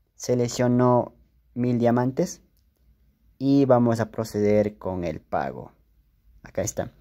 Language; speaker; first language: Spanish; native; Spanish